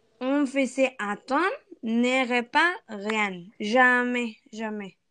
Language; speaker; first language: French; non-native, learner; Spanish